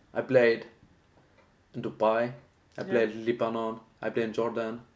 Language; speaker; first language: English; non-native, fluent; Arabic